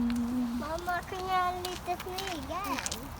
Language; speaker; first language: Swedish; early bilingual, other home language; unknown